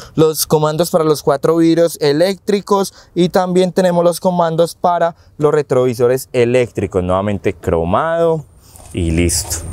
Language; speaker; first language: Spanish; native; Spanish